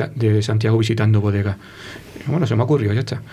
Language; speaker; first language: Spanish; native; Spanish